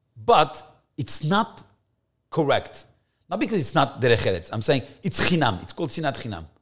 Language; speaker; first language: English; non-native, fluent; French